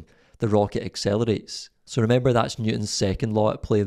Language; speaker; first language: English; native; English